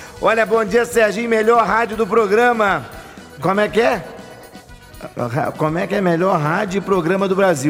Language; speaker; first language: Portuguese; native; Portuguese